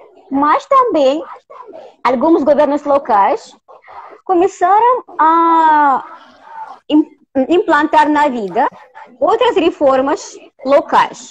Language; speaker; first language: Portuguese; non-native, fluent; Russian